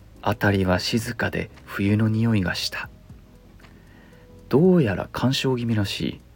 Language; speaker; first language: Japanese; native; Japanese